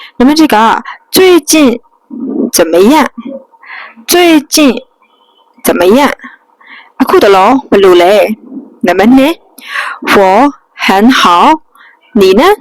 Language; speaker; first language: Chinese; non-native, fluent; Burmese